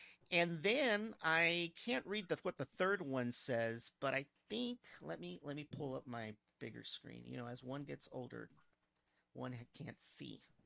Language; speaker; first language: English; early bilingual, other home language; Spanish